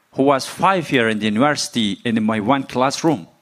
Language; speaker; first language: English; non-native, learner; Persian